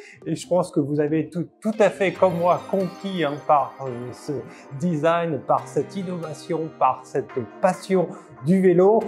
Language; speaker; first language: French; native; French